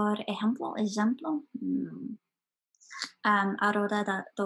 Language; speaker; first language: Portuguese; non-native, learner; English